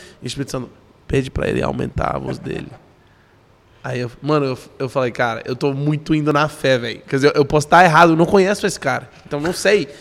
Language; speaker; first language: Portuguese; non-native, fluent; English